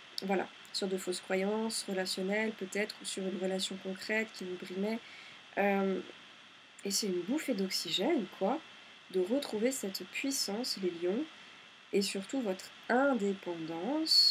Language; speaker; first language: French; native; French